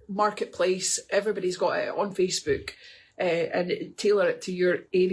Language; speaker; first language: English; native; English